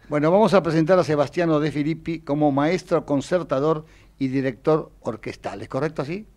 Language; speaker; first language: Spanish; native; Spanish